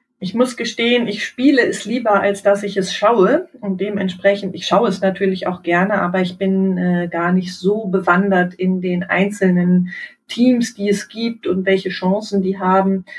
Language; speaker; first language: German; native; German